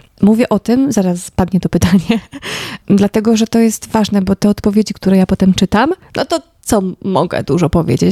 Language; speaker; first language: Polish; native; Polish